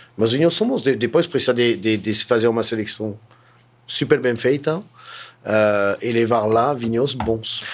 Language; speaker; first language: Portuguese; non-native, fluent; French